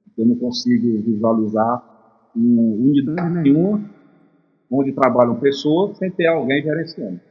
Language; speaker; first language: Portuguese; native; Portuguese